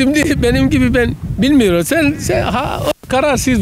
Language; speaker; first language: Turkish; non-native, learner; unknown